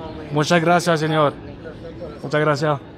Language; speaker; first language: Spanish; non-native, learner; French